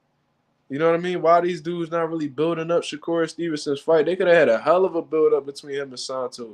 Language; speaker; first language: English; native; English